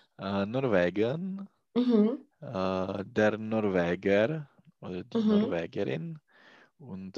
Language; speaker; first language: German; non-native, learner; Czech